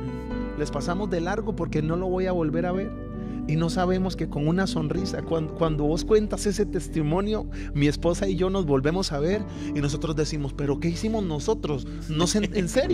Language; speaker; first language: Spanish; native; Spanish